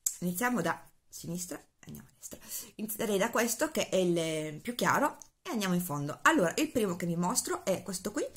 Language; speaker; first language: Italian; native; Italian